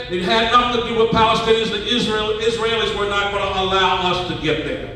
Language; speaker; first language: English; native; English